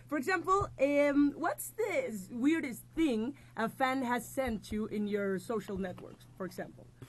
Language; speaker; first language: English; non-native, fluent; Spanish